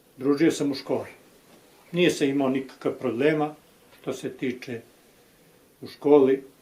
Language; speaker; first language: Bosnian; native; Bosnian